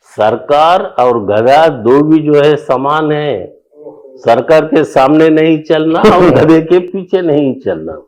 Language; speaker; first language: Hindi; non-native, local second language; Telugu